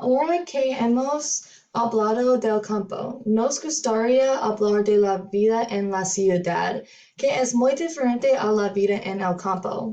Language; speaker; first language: Spanish; non-native, learner; English